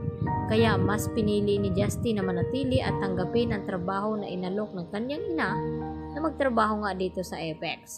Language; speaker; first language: Filipino; native; Filipino